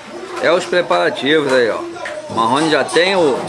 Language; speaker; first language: Portuguese; native; Portuguese